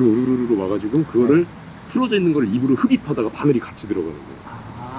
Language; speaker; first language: Korean; native; Korean